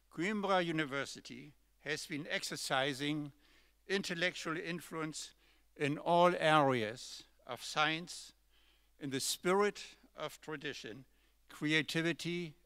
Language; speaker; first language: English; non-native, fluent; German